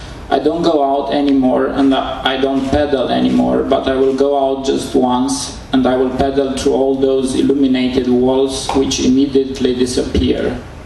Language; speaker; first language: English; non-native, fluent; Romanian